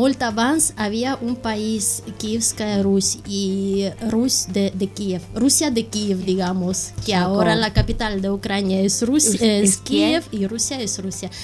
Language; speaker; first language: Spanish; non-native, learner; Russian